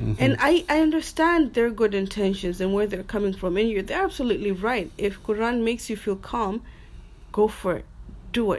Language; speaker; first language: English; non-native, local second language; Swahili